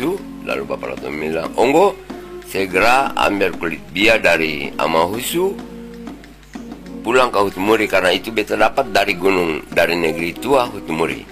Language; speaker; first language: Indonesian; non-native, local second language; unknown